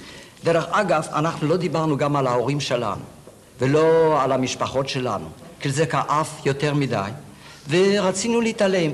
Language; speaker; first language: Hebrew; non-native, fluent; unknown